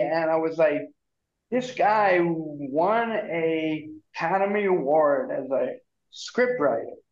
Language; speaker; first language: English; native; English